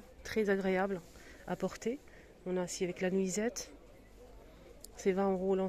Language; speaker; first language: French; native; French